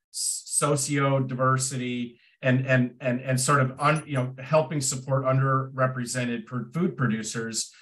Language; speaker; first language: English; native; English